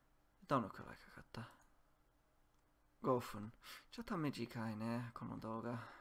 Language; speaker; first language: Japanese; non-native, learner; English